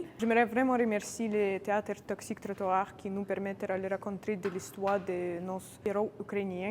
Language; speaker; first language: French; non-native, fluent; Ukrainian